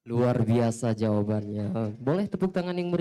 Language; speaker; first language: Indonesian; native; Indonesian